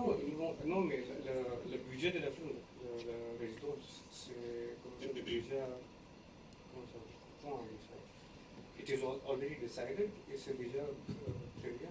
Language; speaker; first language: French; non-native, learner; English